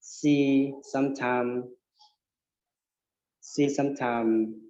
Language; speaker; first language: English; non-native, learner; Thai